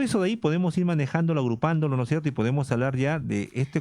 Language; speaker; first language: Spanish; native; Spanish